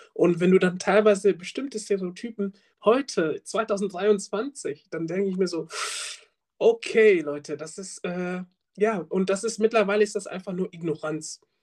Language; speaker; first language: German; early bilingual, other home language; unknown